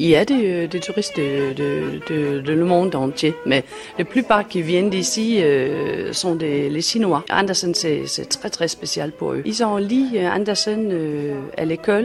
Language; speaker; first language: French; non-native, learner; Danish